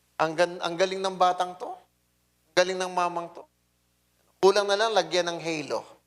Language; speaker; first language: Filipino; non-native, local second language; Pampanga